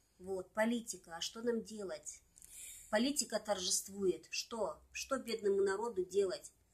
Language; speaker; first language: Russian; non-native, local second language; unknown